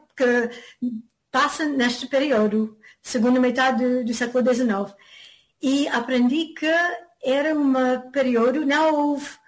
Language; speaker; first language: Portuguese; non-native, fluent; English